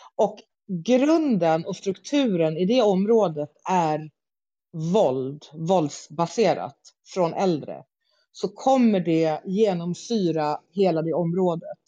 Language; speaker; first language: Swedish; native; Swedish